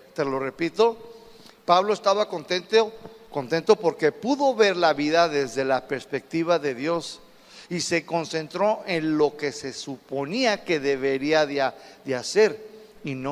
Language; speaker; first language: Spanish; native; Spanish